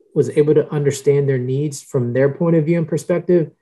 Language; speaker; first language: English; early bilingual, other home language; Spanish